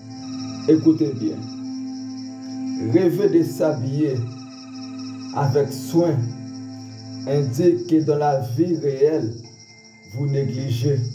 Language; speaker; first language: French; non-native, local second language; Haitian Creole